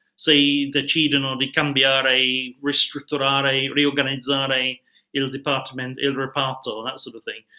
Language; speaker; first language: Italian; non-native, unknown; English